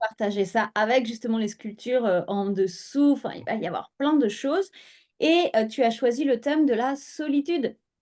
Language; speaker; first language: French; native; French